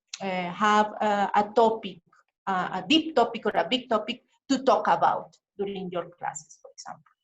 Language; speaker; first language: English; non-native, fluent; Spanish